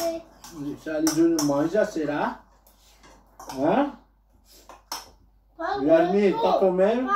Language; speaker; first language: Portuguese; native; Portuguese